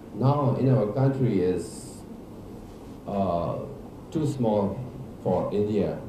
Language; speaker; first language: English; non-native, learner; Burmese